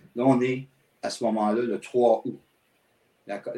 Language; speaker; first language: French; native; French